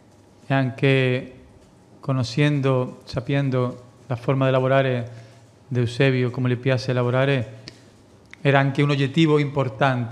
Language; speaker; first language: Italian; non-native, fluent; Spanish